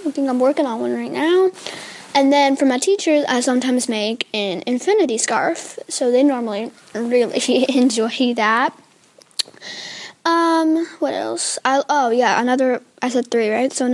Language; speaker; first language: English; native; English